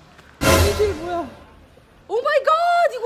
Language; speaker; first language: Korean; non-native, fluent; Arabic